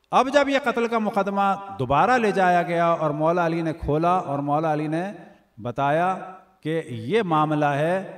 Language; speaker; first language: Urdu; native; Urdu